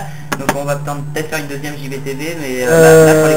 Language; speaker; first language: French; native; French